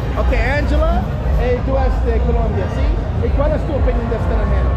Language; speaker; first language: Spanish; non-native, learner; English